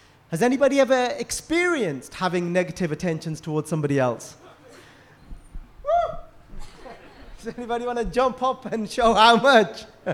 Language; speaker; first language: English; early bilingual, other home language; Punjabi